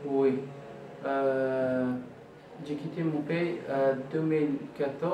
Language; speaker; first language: French; non-native, learner; Arabic